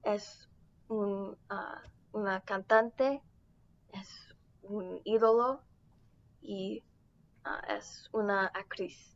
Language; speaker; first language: Spanish; non-native, learner; English